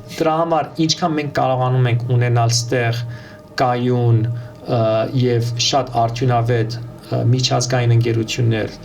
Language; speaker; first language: Armenian; early bilingual, heritage; Armenian